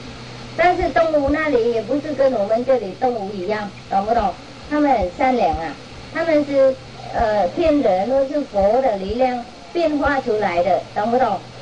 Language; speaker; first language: Chinese; non-native, fluent; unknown